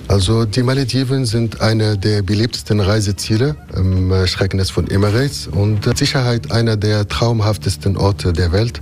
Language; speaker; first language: German; non-native, fluent; Arabic